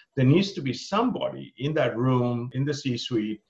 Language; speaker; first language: English; non-native, local second language; Bangla